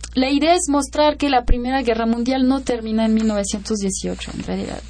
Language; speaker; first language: Spanish; non-native, fluent; French